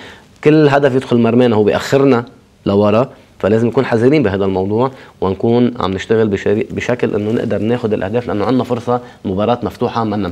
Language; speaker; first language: Arabic; native; Arabic